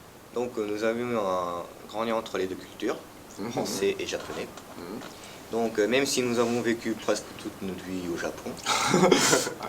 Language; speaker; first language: French; early bilingual, heritage; French